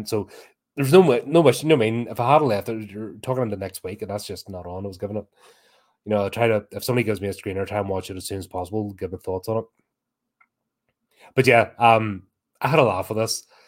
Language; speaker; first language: English; native; English